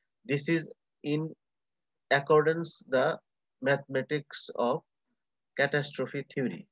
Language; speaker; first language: English; non-native, local second language; Bangla